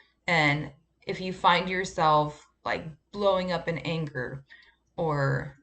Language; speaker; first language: English; native; English